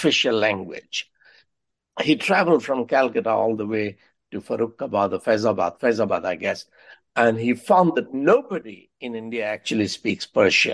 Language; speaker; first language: English; non-native, local second language; Hindi